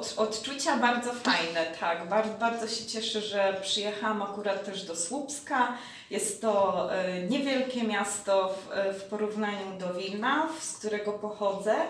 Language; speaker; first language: Polish; early bilingual, heritage; Polish